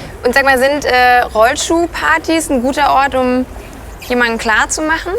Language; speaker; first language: German; native; German